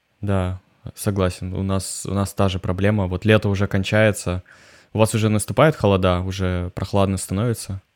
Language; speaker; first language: Russian; native; Russian